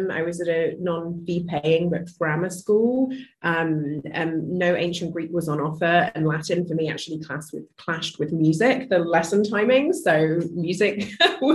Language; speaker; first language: English; native; English